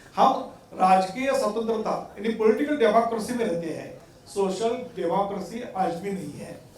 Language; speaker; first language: Hindi; non-native, local second language; Marathi